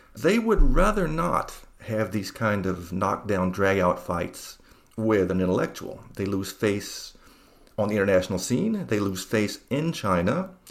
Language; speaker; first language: English; native; English